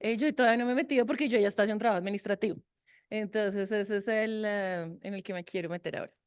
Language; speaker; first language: Spanish; early bilingual, other home language; French